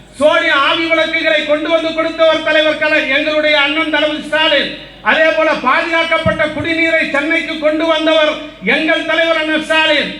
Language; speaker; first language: Tamil; native; Tamil